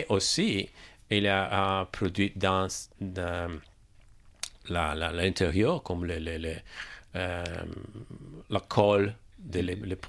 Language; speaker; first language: French; non-native, learner; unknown